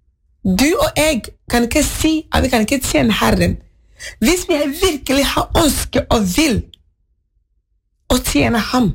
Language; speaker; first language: Norwegian; non-native, fluent; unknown